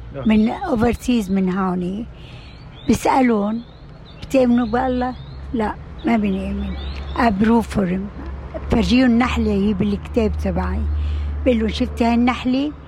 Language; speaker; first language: Arabic; native; Arabic